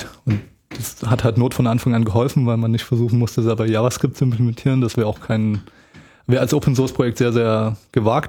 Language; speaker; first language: German; native; German